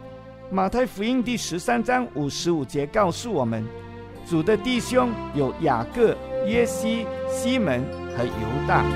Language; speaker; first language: Chinese; native; Chinese